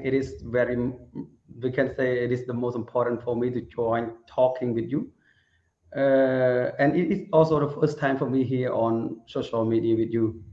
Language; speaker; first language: English; non-native, learner; Khmer